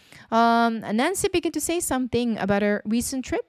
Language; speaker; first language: English; non-native, fluent; Korean